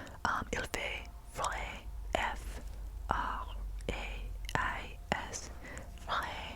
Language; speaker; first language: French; non-native, learner; English